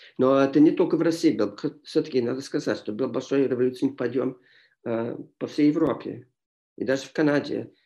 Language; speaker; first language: Russian; non-native, fluent; English